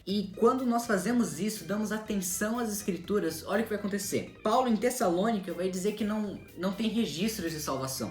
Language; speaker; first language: Portuguese; native; Portuguese